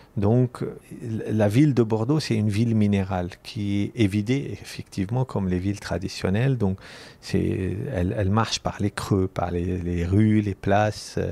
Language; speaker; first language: French; non-native, local second language; Arabic